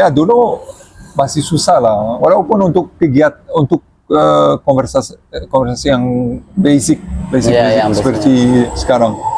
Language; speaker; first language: Indonesian; non-native, learner; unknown